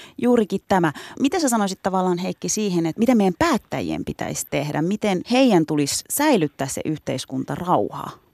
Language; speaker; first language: Finnish; early bilingual, other home language; Turkish